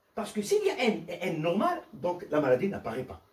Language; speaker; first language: French; non-native, local second language; Arabic